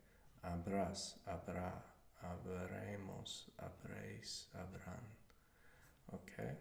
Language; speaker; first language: Spanish; non-native, learner; English